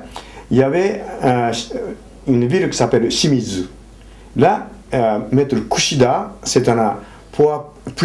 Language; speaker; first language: French; non-native, fluent; Japanese